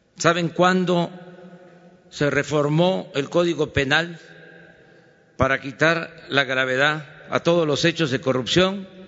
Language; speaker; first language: Spanish; native; Spanish